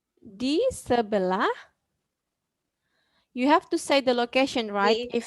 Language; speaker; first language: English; non-native, fluent; Indonesian